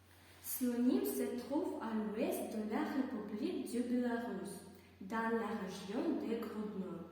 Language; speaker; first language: French; non-native, learner; Russian